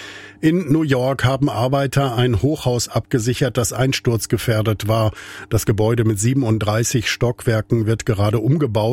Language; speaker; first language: German; native; German